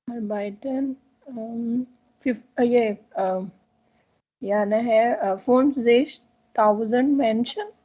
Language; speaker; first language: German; non-native, learner; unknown